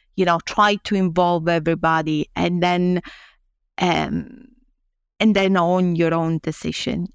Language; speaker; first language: English; non-native, fluent; Italian